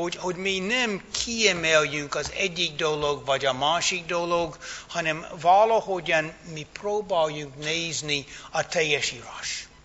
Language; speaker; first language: Hungarian; non-native, fluent; English